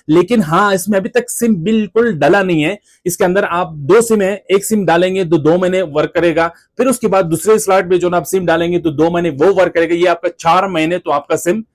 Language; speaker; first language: Urdu; non-native, local second language; Punjabi